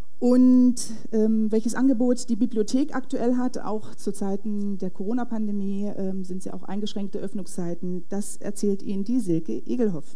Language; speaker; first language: German; native; German